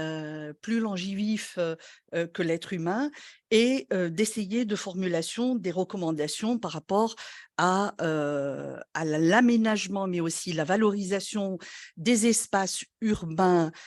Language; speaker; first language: French; non-native, local second language; Arabic